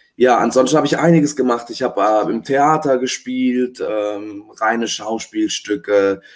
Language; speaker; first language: German; early bilingual, other home language; Italian